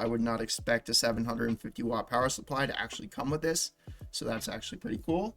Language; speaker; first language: English; native; English